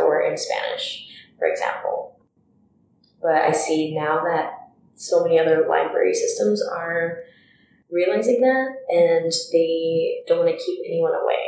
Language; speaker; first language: English; early bilingual, other home language; Spanish